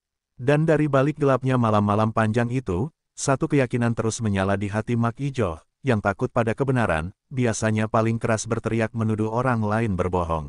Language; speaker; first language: Indonesian; native; Indonesian